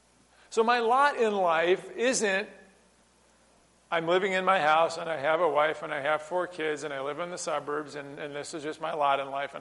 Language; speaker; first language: English; native; English